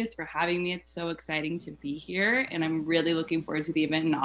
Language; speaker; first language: English; native; English